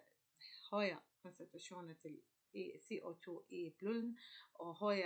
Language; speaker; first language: Danish; non-native, learner; Arabic